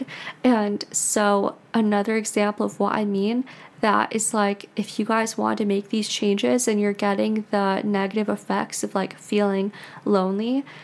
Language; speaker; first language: English; native; English